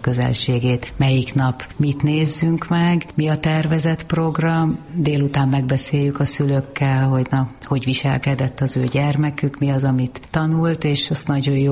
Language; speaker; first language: Hungarian; native; Hungarian